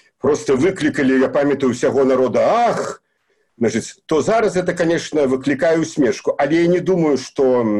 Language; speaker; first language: Belarusian; native; Belarusian